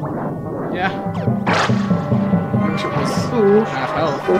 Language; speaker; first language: English; native; English